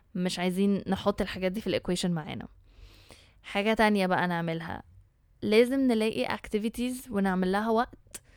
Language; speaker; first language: Arabic; early bilingual, heritage; Arabic